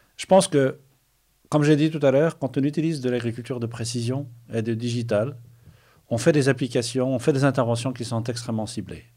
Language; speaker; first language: French; non-native, local second language; Arabic